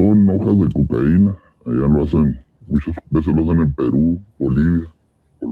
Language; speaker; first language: Spanish; native; Spanish